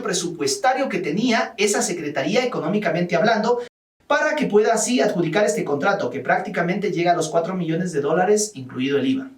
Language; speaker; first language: Spanish; native; Spanish